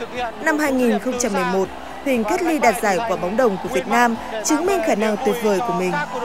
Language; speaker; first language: Vietnamese; native; Vietnamese